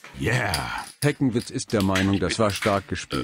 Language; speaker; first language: German; native; German